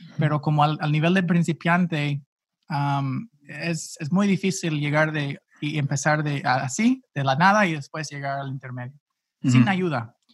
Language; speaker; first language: Spanish; non-native, fluent; English